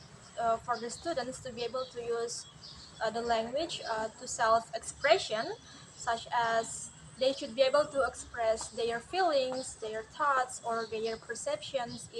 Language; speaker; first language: English; non-native, learner; Indonesian